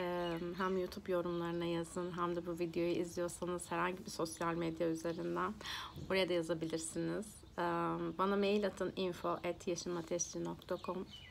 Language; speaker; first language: Turkish; native; Turkish